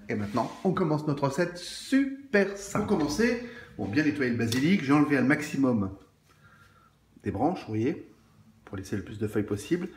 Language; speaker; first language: French; native; French